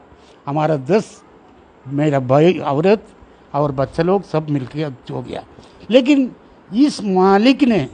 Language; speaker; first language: Hindi; non-native, local second language; Malayalam